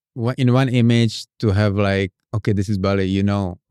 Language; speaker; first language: English; non-native, fluent; Czech